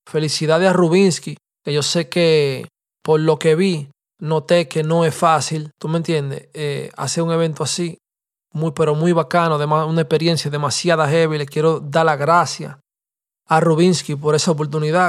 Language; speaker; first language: Spanish; early bilingual, heritage; Spanish